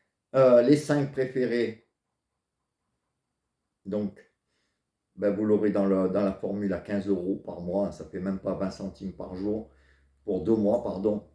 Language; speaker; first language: French; native; French